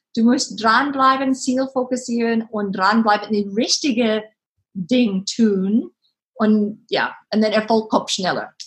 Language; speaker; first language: German; non-native, learner; English